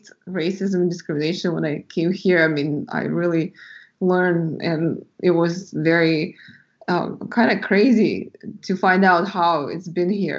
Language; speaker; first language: English; non-native, fluent; Russian